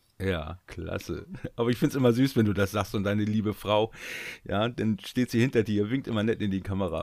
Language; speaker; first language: German; native; German